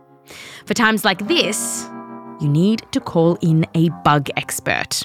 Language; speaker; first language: English; native; English